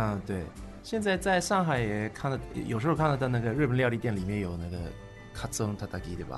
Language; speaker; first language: Chinese; non-native, learner; Japanese